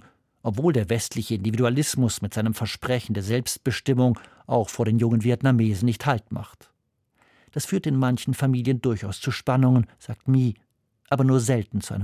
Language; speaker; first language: German; native; German